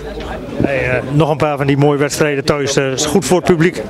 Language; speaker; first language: Dutch; native; Dutch